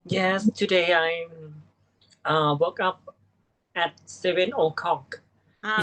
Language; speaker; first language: English; non-native, learner; Thai